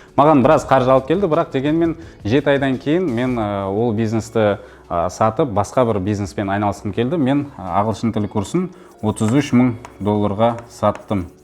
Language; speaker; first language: Kazakh; early bilingual, heritage; Kazakh